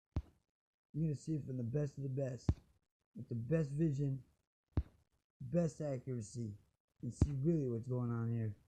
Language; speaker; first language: English; native; English